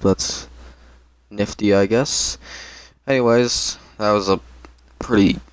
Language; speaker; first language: English; native; English